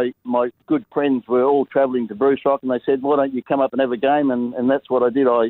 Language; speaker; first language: English; native; English